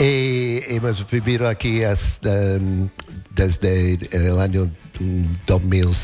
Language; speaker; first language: Spanish; non-native, learner; English